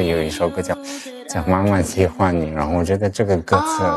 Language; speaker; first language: Chinese; non-native, fluent; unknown